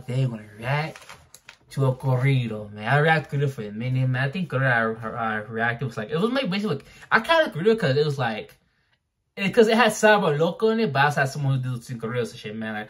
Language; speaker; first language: English; early bilingual, other home language; Spanish